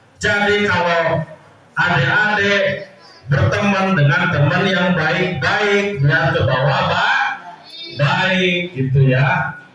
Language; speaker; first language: Indonesian; non-native, local second language; Sundanese